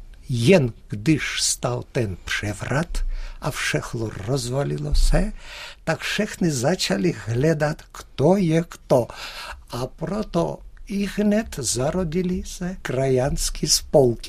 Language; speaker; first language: Czech; early bilingual, heritage; Russian